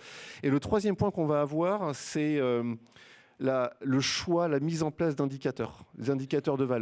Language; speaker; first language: French; native; French